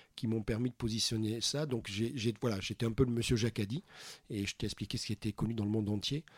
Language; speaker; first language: French; native; French